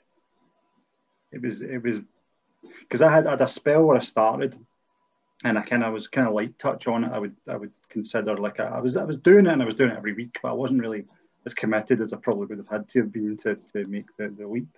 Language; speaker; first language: English; native; English